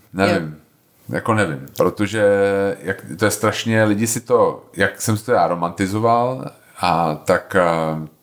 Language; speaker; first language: Czech; native; Czech